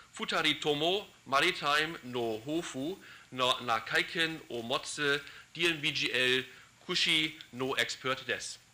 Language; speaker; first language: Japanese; non-native, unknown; German